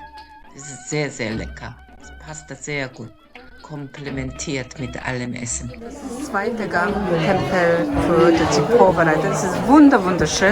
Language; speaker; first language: German; non-native, fluent; Korean